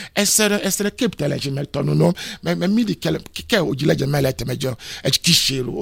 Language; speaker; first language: Hungarian; non-native, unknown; Yoruba